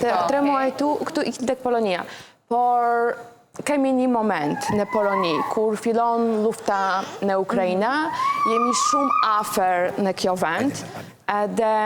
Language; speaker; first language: Albanian; non-native, learner; Polish